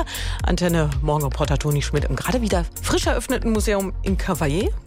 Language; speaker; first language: German; native; German